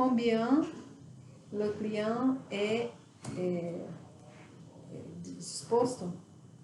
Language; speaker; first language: French; non-native, learner; Portuguese